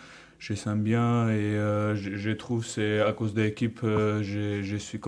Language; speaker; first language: French; non-native, learner; Georgian